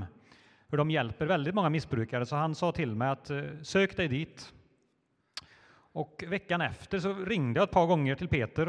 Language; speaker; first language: Swedish; native; Swedish